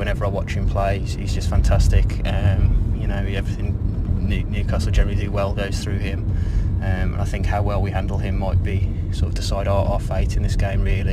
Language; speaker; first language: English; native; English